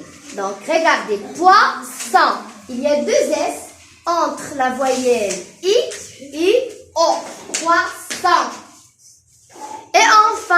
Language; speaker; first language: French; non-native, local second language; Arabic